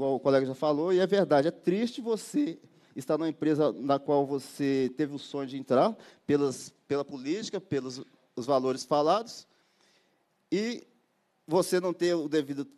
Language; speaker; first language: Portuguese; native; Portuguese